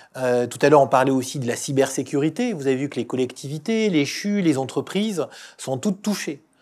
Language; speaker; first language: French; native; French